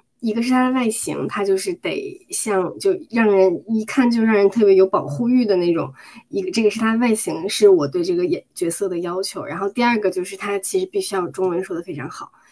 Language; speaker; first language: Chinese; native; Chinese